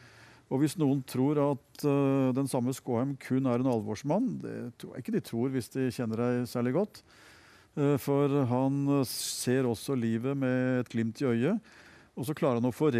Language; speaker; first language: Norwegian; native; Norwegian